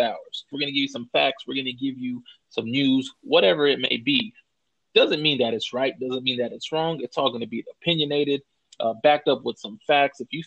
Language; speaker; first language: English; native; English